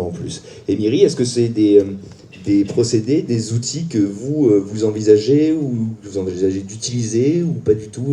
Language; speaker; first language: French; native; French